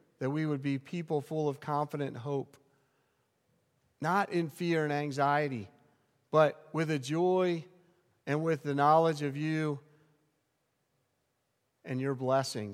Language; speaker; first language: English; native; English